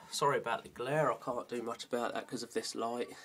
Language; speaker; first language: English; native; English